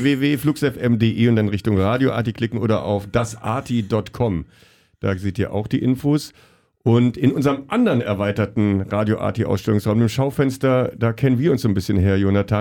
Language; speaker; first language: German; native; German